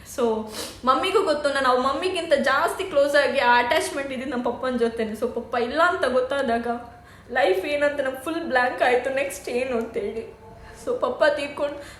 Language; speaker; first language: Kannada; non-native, local second language; Tulu